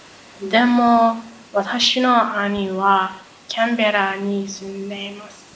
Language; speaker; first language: Japanese; non-native, learner; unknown